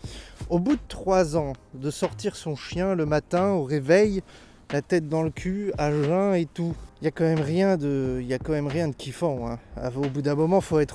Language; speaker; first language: French; native; French